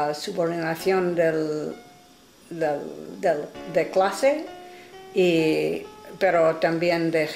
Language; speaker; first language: Spanish; non-native, fluent; English